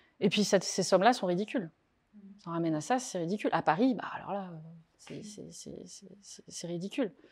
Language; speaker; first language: French; native; French